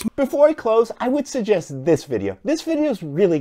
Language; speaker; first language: English; native; English